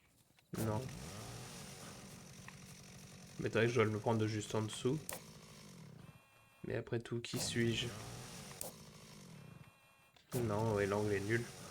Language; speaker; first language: French; native; French